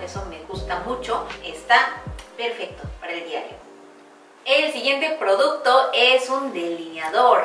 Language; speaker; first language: Spanish; non-native, fluent; Korean